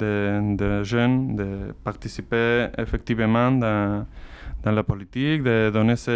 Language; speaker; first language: French; non-native, learner; Spanish